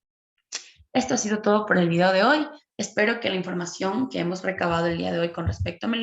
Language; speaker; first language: Spanish; native; Spanish